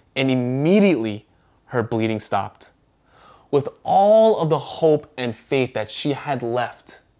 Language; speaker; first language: English; early bilingual, other home language; Korean